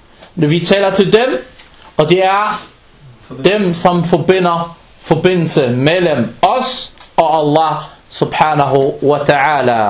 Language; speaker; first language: Danish; non-native, local second language; Arabic